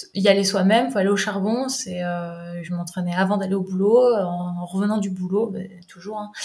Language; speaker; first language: French; native; French